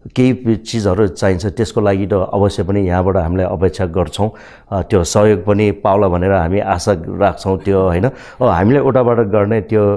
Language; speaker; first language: Nepali; non-native, local second language; Newari